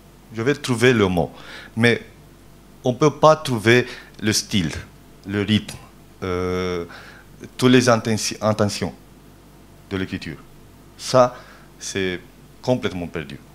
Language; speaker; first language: French; non-native, fluent; Romanian